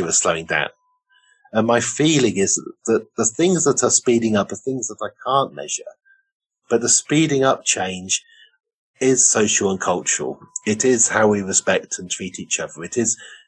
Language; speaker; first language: English; native; English